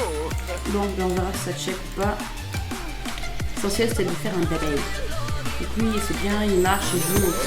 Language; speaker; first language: French; native; French